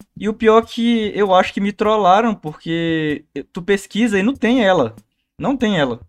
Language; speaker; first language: Portuguese; native; Portuguese